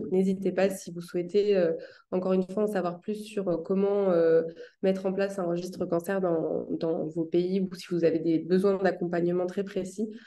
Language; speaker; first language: French; native; French